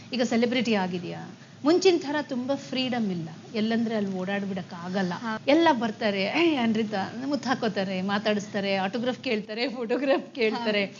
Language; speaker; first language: Kannada; native; Kannada